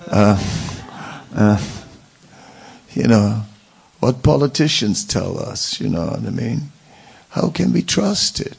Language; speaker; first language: English; non-native, local second language; Dutch